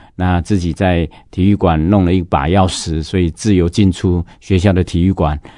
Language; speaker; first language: Chinese; non-native, local second language; Hakka Chinese